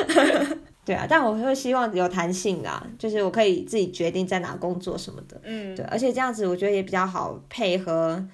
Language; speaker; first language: Chinese; native; Chinese